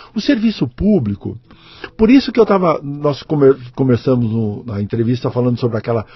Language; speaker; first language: Portuguese; native; Portuguese